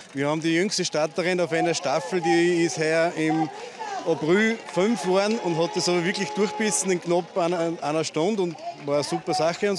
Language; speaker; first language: German; native; German